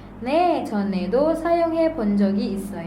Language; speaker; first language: Korean; non-native, fluent; Indonesian